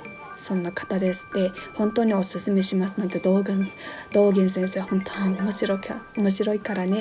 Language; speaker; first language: Japanese; non-native, fluent; Mongolian